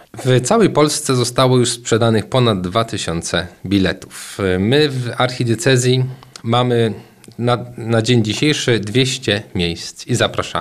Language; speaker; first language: Polish; native; Polish